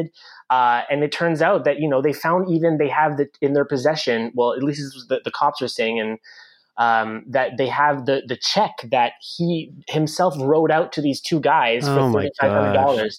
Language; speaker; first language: English; non-native, fluent; French